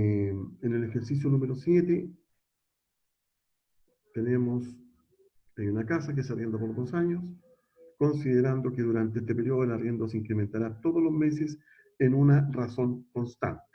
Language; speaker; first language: Spanish; native; Spanish